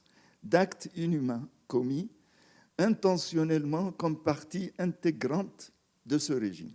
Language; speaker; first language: French; non-native, fluent; Arabic